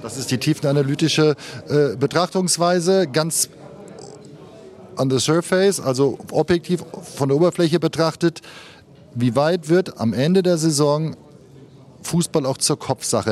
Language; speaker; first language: German; native; German